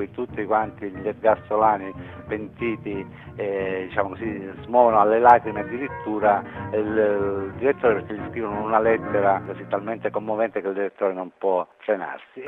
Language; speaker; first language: Italian; native; Italian